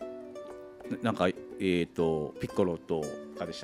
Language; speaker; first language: Japanese; native; Japanese